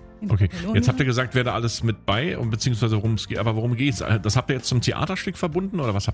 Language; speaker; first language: German; native; German